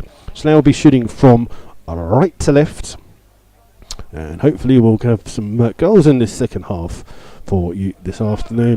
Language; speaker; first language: English; native; English